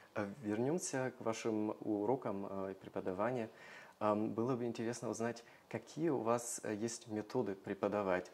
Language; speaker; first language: Russian; non-native, fluent; German